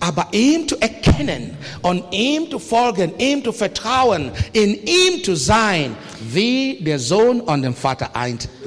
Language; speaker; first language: German; non-native, learner; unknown